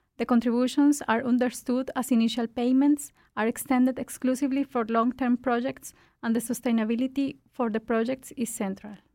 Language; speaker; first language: English; non-native, fluent; Spanish